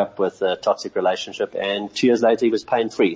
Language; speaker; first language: English; native; English